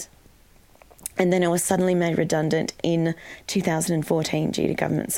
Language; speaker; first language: English; native; English